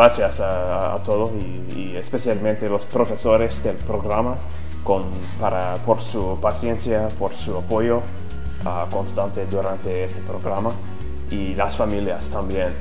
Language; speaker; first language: Spanish; non-native, fluent; English